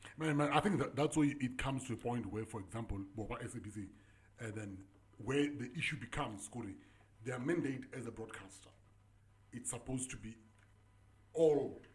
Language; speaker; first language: English; non-native, local second language; Tsonga